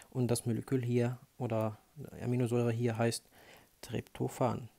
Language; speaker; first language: German; non-native, fluent; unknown